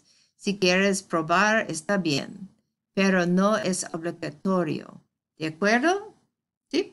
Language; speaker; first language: Spanish; non-native, fluent; English